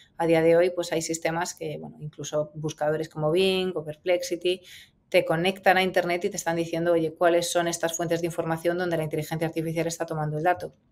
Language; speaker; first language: Spanish; native; Spanish